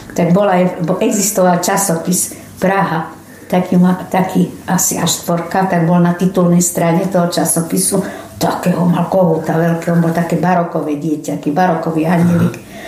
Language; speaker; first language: Slovak; native; Slovak